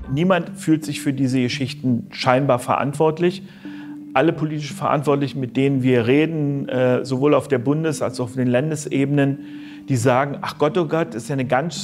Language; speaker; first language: German; native; German